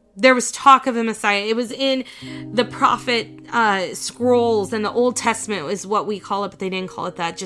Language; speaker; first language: English; native; English